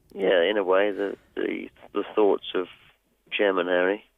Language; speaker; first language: English; native; English